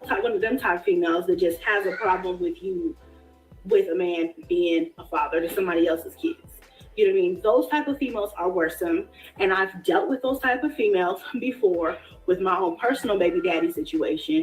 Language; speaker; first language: English; native; English